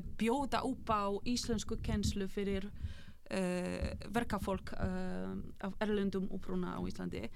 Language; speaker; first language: Icelandic; non-native, fluent; Polish